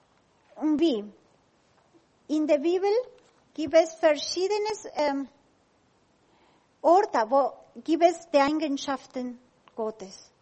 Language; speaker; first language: German; non-native, learner; Spanish